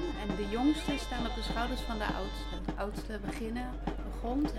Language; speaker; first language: Dutch; native; Dutch